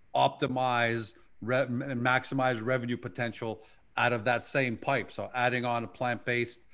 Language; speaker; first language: English; native; English